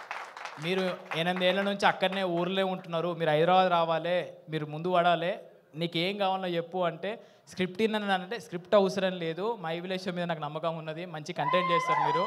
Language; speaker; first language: Telugu; native; Telugu